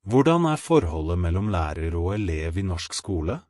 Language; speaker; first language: Norwegian; non-native, fluent; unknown